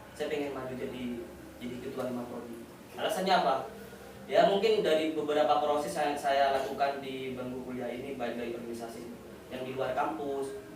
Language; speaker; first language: Indonesian; non-native, local second language; Madurese